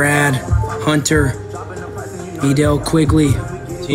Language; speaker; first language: English; native; English